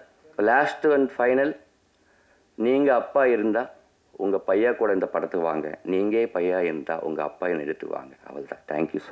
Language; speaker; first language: Tamil; non-native, learner; Telugu